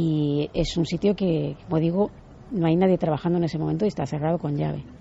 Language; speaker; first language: Spanish; native; Spanish